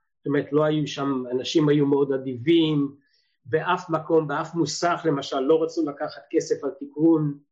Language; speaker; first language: Hebrew; early bilingual, other home language; Serbian